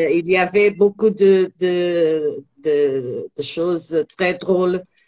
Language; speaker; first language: French; non-native, learner; Portuguese